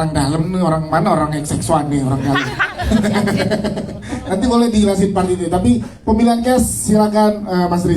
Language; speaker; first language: Indonesian; native; Indonesian